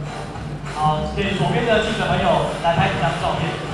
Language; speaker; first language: Chinese; native; Chinese